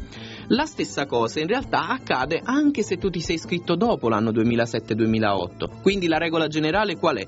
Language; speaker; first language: Italian; native; Italian